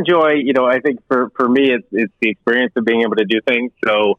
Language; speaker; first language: English; native; English